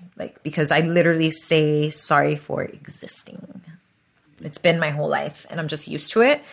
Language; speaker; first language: English; early bilingual, other home language; Spanish